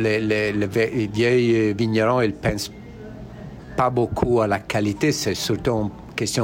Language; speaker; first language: French; non-native, learner; Italian